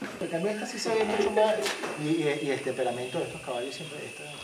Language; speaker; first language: Spanish; native; Spanish